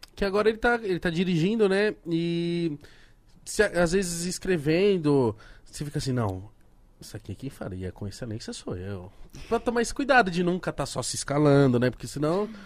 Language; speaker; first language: Portuguese; native; Portuguese